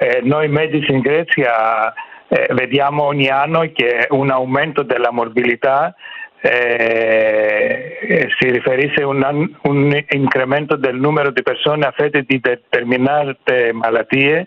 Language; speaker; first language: Italian; non-native, fluent; Greek